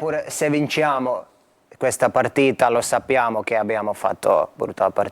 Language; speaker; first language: Italian; non-native, fluent; Croatian